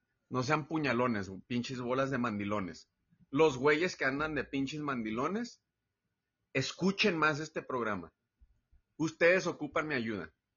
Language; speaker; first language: Spanish; early bilingual, heritage; Spanish